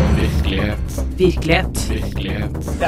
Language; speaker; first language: Norwegian; native; Norwegian